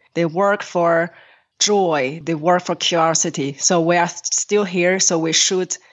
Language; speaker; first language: English; non-native, fluent; Chinese